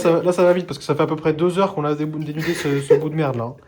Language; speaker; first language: French; native; French